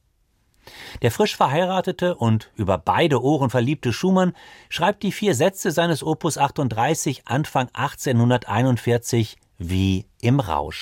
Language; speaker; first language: German; native; German